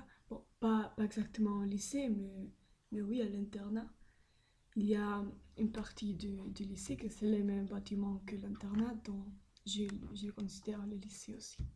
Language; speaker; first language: French; non-native, learner; Spanish